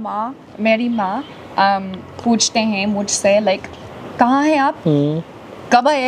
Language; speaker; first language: Hindi; non-native, learner; English